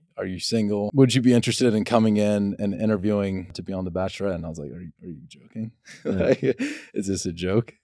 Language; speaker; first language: English; native; English